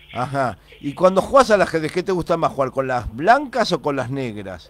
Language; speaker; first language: Spanish; native; Spanish